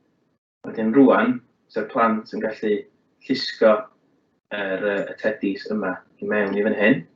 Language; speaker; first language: Welsh; native; Welsh